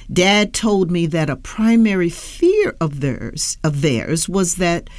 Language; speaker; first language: English; native; English